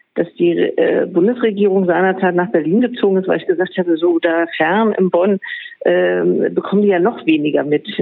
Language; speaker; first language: German; native; German